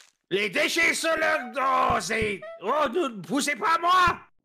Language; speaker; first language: French; non-native, learner; English